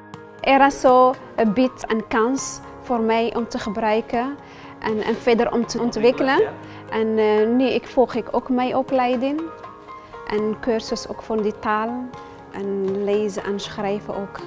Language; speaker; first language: Dutch; non-native, learner; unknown